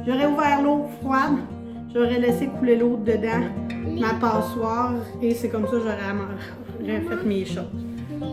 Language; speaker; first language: French; native; French